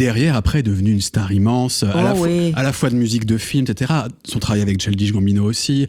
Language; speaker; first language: French; native; French